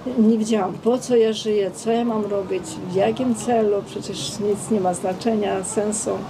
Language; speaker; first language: Polish; non-native, fluent; Armenian